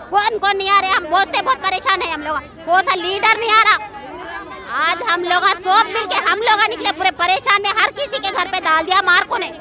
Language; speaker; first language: Hindi; non-native, local second language; Urdu